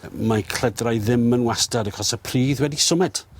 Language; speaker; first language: Welsh; non-native, learner; English